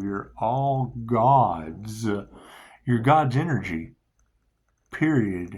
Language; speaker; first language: English; native; English